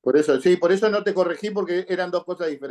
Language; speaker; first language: Spanish; native; Spanish